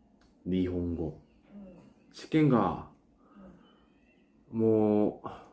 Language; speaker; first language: Japanese; non-native, learner; Korean